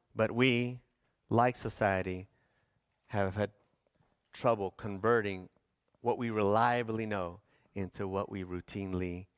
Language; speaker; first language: English; early bilingual, other home language; Spanish